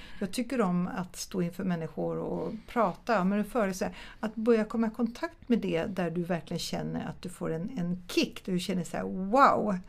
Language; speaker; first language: Swedish; early bilingual, other home language; German